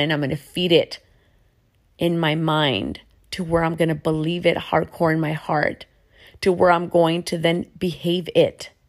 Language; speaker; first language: English; early bilingual, other home language; Spanish